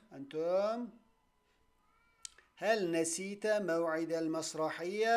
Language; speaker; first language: Arabic; non-native, fluent; Turkish